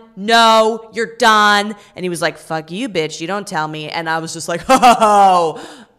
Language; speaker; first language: English; native; English